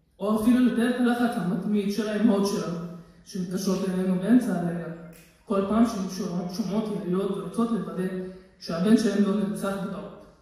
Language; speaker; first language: Hebrew; non-native, local second language; Arabic